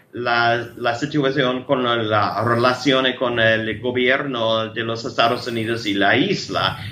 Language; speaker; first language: Spanish; non-native, learner; English